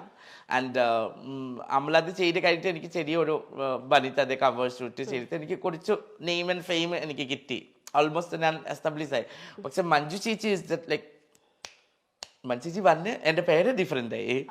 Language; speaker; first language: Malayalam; non-native, fluent; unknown